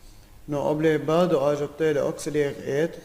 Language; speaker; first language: French; non-native, learner; Arabic